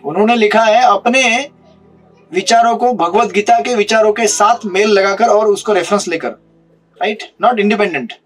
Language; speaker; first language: Hindi; non-native, local second language; Marathi